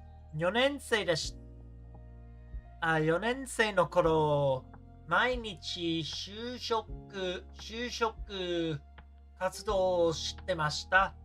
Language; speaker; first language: Japanese; non-native, learner; English